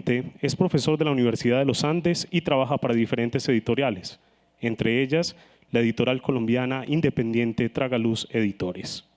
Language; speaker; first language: Spanish; native; Spanish